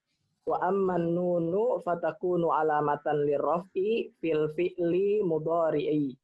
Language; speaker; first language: Arabic; non-native, learner; Indonesian